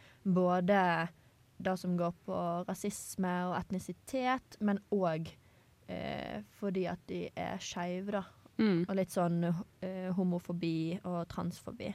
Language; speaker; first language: Norwegian; native; Norwegian